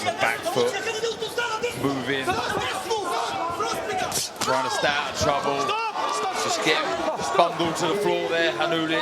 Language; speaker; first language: English; native; English